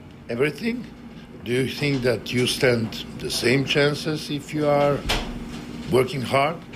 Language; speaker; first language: English; non-native, fluent; Croatian